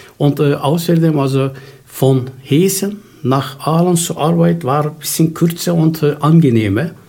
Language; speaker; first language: German; non-native, fluent; Turkish